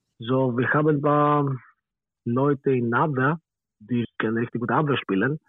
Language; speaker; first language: German; non-native, learner; Greek